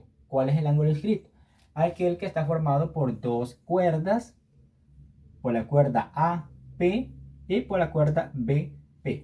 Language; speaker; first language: Spanish; native; Spanish